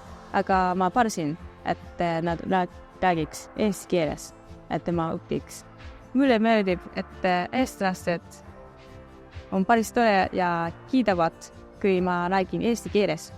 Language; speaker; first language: Estonian; early bilingual, other home language; Japanese